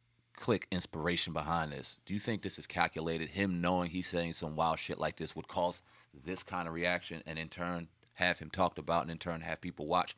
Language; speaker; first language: English; native; English